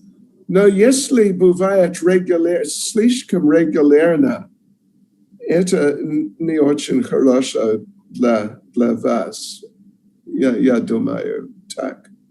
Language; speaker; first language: Russian; non-native, learner; English